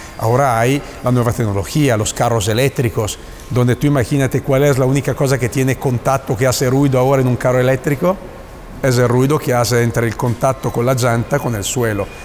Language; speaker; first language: Spanish; non-native, fluent; Italian